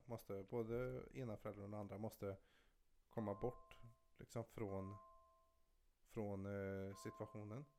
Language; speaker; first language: Swedish; native; Swedish